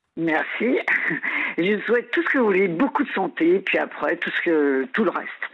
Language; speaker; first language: French; native; French